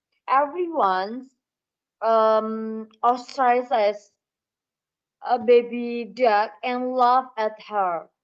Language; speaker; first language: English; non-native, learner; Indonesian